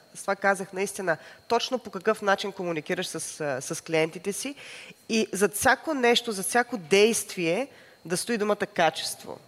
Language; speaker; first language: Bulgarian; native; Bulgarian